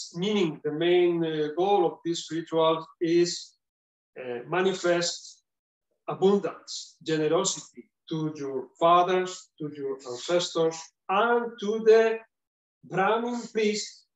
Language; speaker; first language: English; non-native, fluent; Spanish